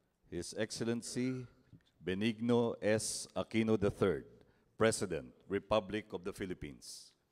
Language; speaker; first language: English; non-native, local second language; Filipino